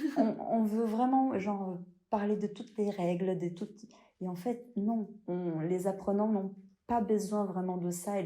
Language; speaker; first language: French; non-native, fluent; Portuguese